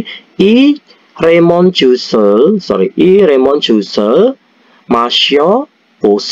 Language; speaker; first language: Korean; non-native, fluent; Indonesian